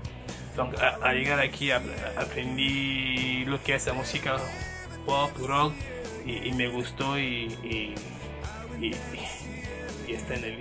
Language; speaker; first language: Spanish; non-native, fluent; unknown